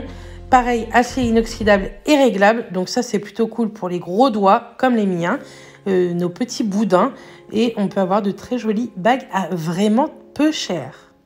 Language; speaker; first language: French; native; French